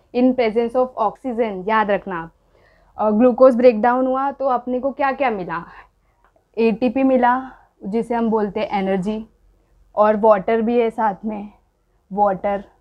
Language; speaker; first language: Hindi; non-native, local second language; Marathi